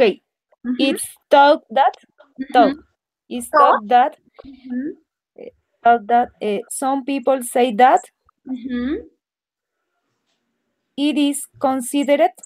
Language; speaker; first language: English; non-native, learner; Spanish